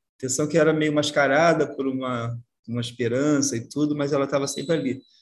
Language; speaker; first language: Portuguese; native; Portuguese